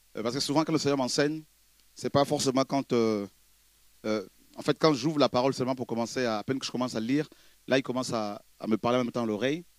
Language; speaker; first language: French; non-native, local second language; Lingala